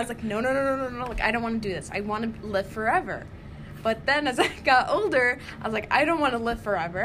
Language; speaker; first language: English; native; English